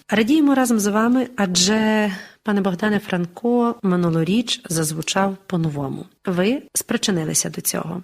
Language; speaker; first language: Ukrainian; native; Ukrainian